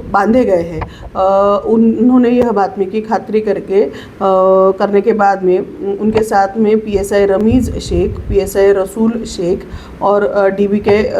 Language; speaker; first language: Hindi; non-native, local second language; Marathi